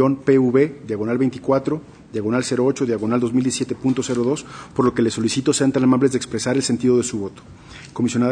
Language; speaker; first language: Spanish; native; Spanish